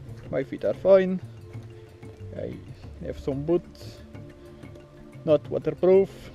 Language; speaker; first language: English; non-native, learner; Portuguese